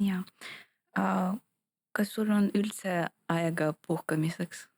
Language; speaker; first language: Estonian; non-native, local second language; Russian